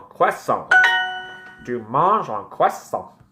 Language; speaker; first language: French; non-native, learner; English